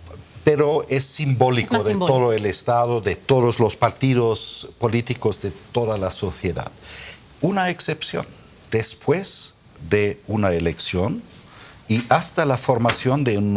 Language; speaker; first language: Spanish; non-native, fluent; German